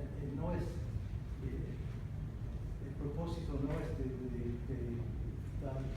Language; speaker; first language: Spanish; non-native, fluent; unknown